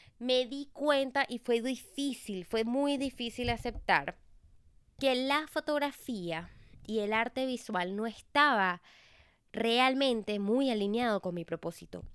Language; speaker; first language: Spanish; native; Spanish